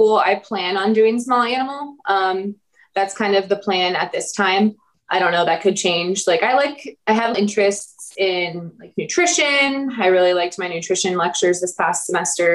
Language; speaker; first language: English; native; English